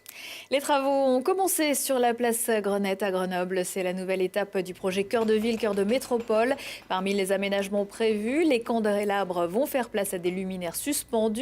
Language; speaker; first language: French; native; French